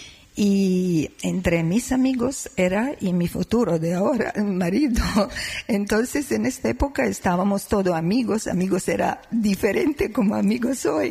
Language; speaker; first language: Spanish; non-native, learner; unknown